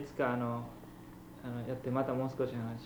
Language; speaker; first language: Japanese; early bilingual, heritage; Japanese